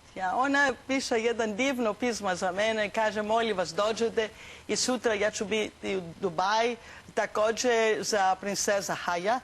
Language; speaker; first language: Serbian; non-native, learner; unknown